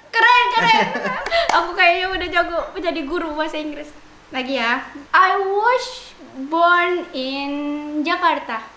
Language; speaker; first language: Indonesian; native; Indonesian